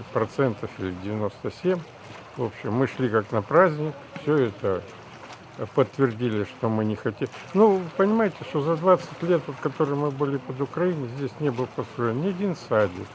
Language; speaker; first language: Russian; native; Russian